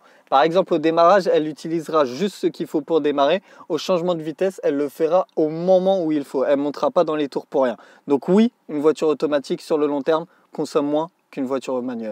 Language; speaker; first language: French; native; French